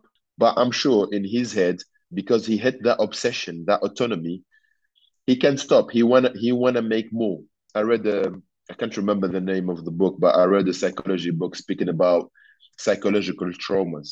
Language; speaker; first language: English; non-native, fluent; Arabic